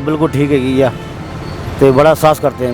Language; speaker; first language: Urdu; non-native, local second language; Punjabi